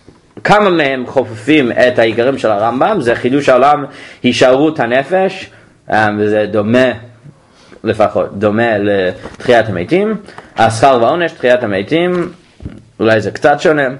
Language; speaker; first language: Hebrew; non-native, fluent; English